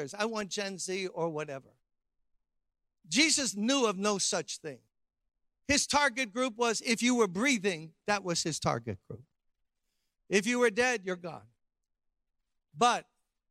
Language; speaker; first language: English; native; English